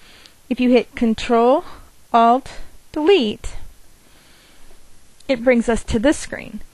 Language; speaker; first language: English; native; English